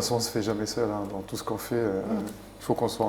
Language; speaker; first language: French; native; French